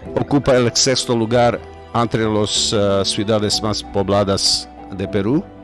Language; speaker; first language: Spanish; non-native, learner; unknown